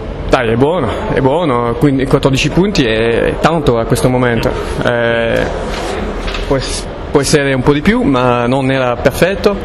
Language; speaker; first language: Italian; non-native, fluent; French